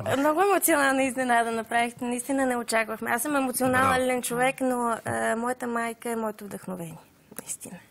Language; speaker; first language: Bulgarian; native; Bulgarian